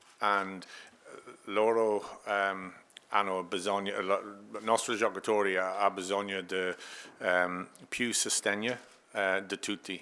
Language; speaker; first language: Italian; non-native, learner; English